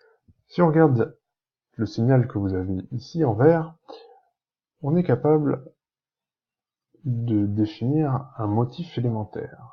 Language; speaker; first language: French; native; French